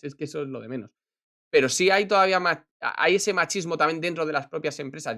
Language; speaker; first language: Spanish; native; Spanish